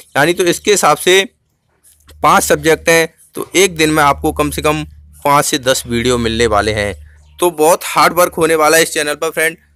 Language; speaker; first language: Hindi; native; Hindi